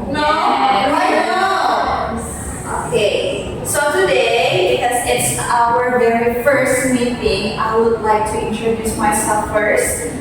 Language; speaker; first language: English; non-native, fluent; Indonesian